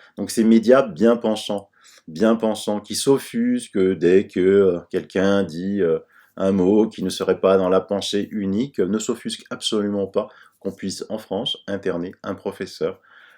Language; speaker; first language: French; native; French